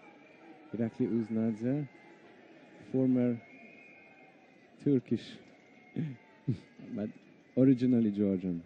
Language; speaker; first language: English; non-native, learner; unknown